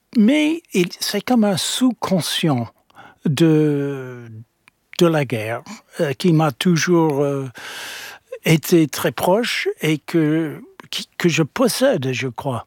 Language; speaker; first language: French; non-native, fluent; English